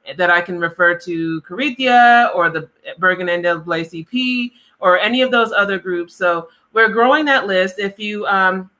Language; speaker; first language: English; native; English